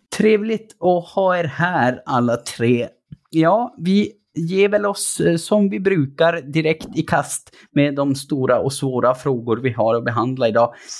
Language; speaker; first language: Swedish; native; Swedish